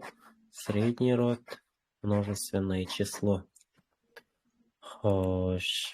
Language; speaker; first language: Russian; non-native, fluent; Uzbek